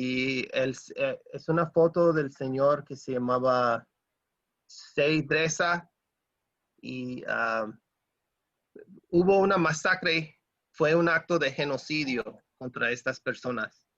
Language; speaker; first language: Spanish; non-native, fluent; English